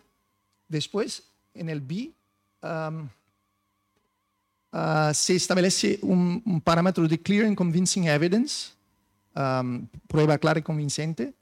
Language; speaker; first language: Spanish; non-native, fluent; Portuguese